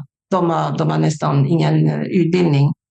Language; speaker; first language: Swedish; non-native, fluent; French